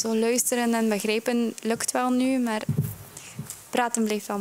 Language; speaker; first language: Dutch; early bilingual, other home language; Japanese